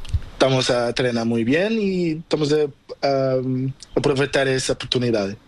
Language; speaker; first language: Spanish; non-native, learner; Portuguese